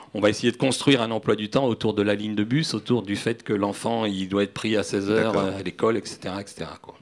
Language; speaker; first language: French; native; French